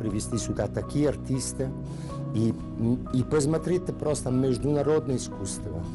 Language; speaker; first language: Russian; non-native, learner; Italian